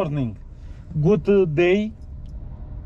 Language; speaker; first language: English; non-native, learner; Romanian